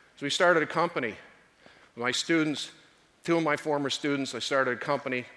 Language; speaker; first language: English; native; English